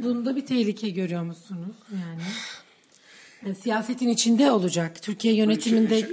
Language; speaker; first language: Turkish; native; Turkish